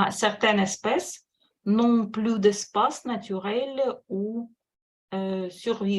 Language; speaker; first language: French; non-native, fluent; Russian